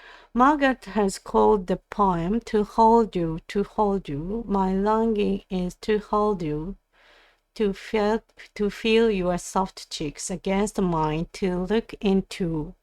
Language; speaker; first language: English; non-native, learner; Japanese